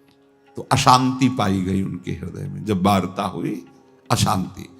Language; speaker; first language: Hindi; native; Hindi